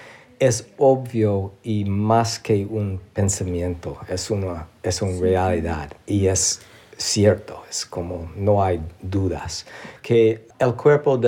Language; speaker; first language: Spanish; non-native, fluent; English